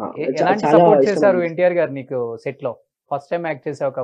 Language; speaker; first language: Telugu; native; Telugu